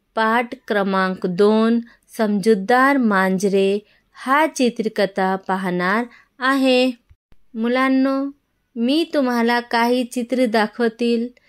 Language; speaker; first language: Marathi; non-native, local second language; Urdu